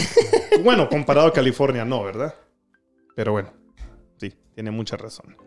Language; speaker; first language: Spanish; early bilingual, heritage; Spanish